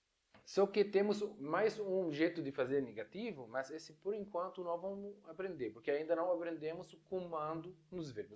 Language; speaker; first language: Portuguese; non-native, fluent; Arabic